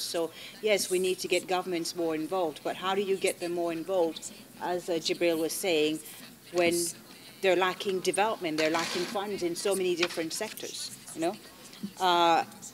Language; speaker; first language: English; non-native, fluent; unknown